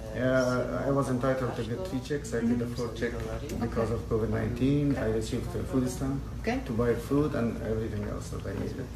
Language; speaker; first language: English; non-native, fluent; Persian